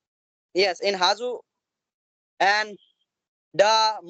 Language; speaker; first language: English; non-native, learner; Assamese